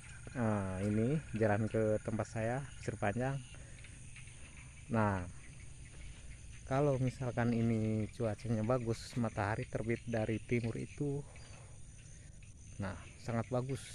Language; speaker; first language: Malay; non-native, local second language; Sundanese